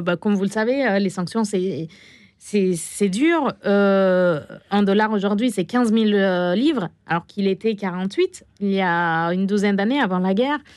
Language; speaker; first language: French; non-native, fluent; Arabic